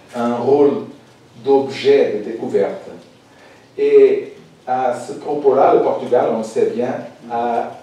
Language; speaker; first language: French; non-native, fluent; Portuguese